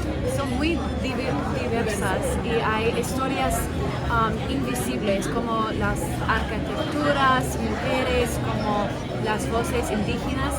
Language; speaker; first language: Spanish; non-native, learner; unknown